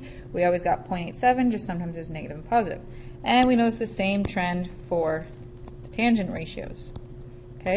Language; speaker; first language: English; native; English